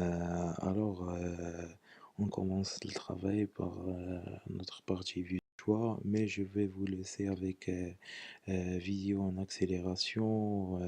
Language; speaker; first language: French; non-native, local second language; Arabic